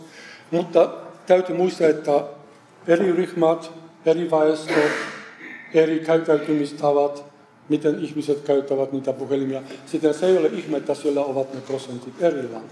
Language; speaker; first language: Finnish; non-native, fluent; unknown